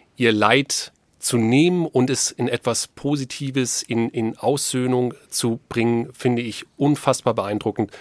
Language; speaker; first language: German; native; German